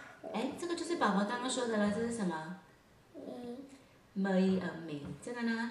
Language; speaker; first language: Chinese; native; Chinese